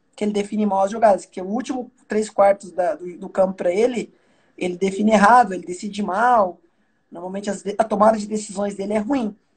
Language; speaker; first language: Portuguese; native; Portuguese